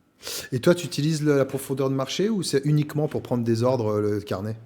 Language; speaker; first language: French; native; French